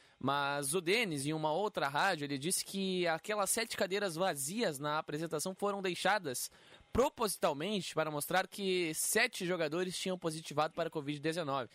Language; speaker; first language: Portuguese; native; Portuguese